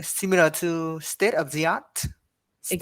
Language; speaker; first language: English; non-native, learner; Vietnamese